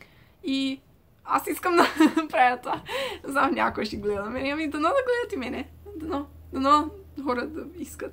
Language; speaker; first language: Bulgarian; early bilingual, heritage; Bulgarian